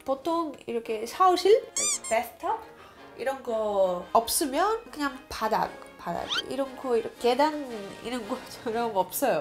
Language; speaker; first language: Korean; non-native, learner; Greek